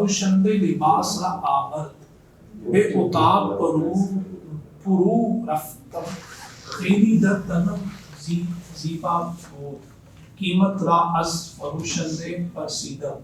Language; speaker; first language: Persian; non-native, learner; Urdu